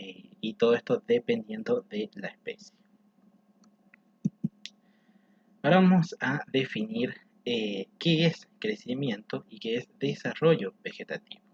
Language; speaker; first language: Spanish; native; Spanish